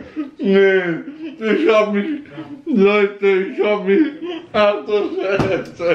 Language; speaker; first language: German; native; German